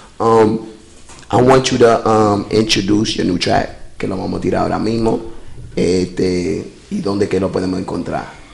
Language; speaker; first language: Spanish; early bilingual, heritage; Spanish